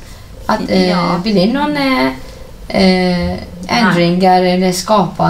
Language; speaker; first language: Swedish; non-native, fluent; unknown